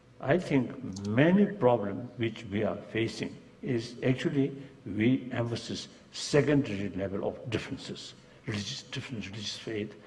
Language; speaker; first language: English; non-native, learner; Tibetan